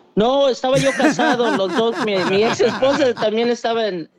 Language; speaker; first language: Spanish; early bilingual, heritage; Spanish